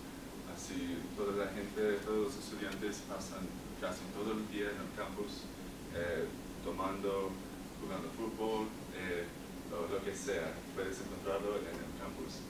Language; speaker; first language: Spanish; non-native, learner; English